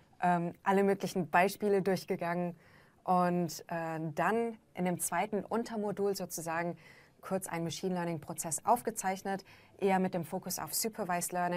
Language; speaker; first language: German; native; German